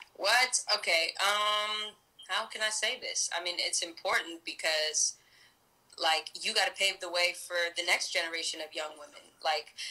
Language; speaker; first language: English; native; English